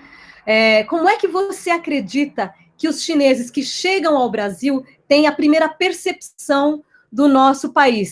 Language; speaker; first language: Portuguese; native; Portuguese